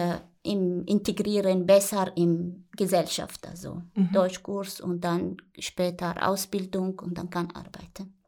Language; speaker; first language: German; non-native, learner; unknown